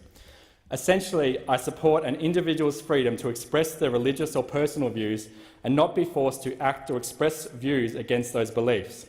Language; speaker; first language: English; native; English